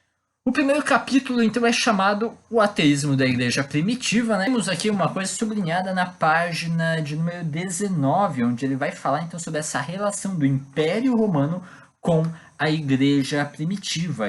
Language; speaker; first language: Portuguese; native; Portuguese